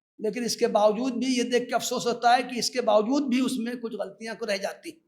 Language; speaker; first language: Urdu; native; Urdu